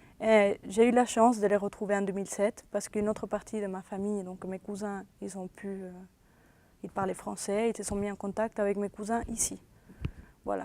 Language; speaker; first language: French; non-native, fluent; Spanish